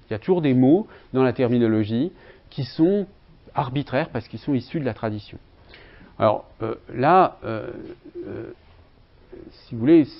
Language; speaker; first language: French; native; French